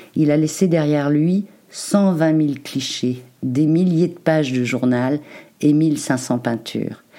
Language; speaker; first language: French; native; French